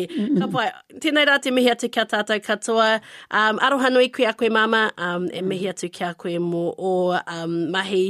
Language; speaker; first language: Māori; non-native, local second language; English